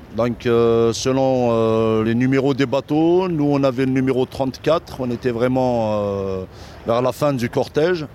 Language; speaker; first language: French; non-native, fluent; German